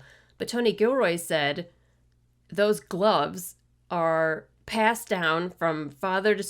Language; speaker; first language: English; native; English